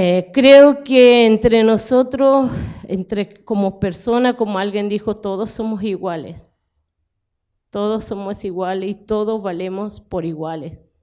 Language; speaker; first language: Spanish; non-native, local second language; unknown